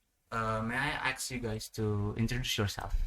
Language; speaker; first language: English; non-native, fluent; Indonesian